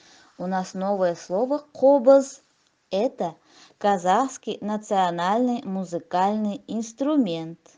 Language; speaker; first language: Russian; non-native, local second language; Kazakh